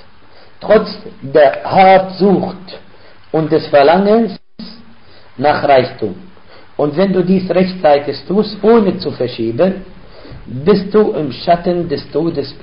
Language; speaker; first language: German; non-native, fluent; Arabic